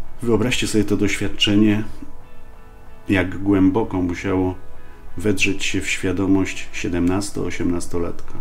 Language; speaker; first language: Polish; native; Polish